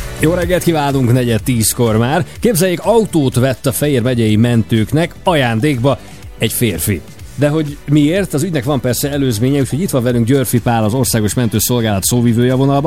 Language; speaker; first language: Hungarian; native; Hungarian